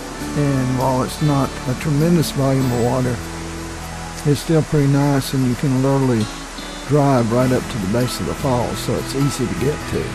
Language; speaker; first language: English; native; English